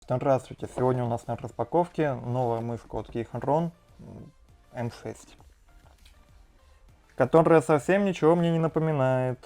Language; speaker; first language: Russian; native; Russian